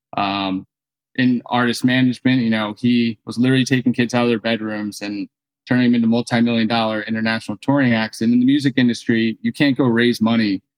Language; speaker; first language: English; native; English